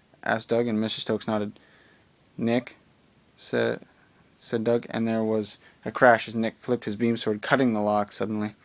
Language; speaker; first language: English; native; English